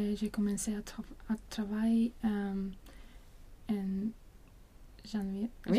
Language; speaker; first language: French; non-native, learner; Swedish